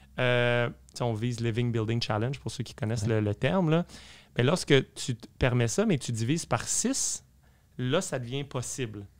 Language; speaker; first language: French; native; French